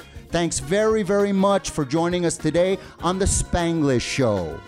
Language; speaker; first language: English; native; English